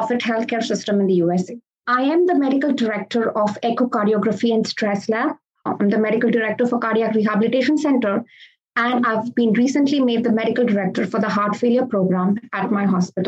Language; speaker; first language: English; non-native, local second language; Konkani